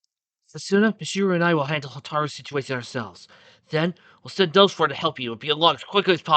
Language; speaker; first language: English; native; English